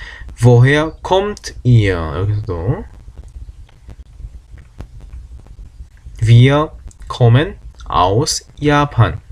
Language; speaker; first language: German; non-native, fluent; Korean